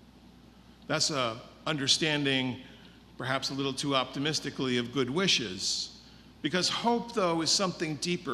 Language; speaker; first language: English; native; English